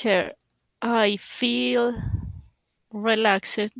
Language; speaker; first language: English; non-native, learner; Spanish